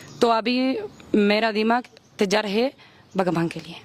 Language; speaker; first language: Hindi; non-native, learner; Spanish